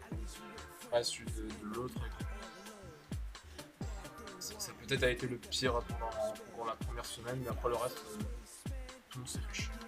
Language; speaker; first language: French; native; French